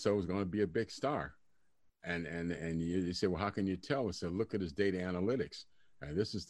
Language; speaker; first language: English; native; English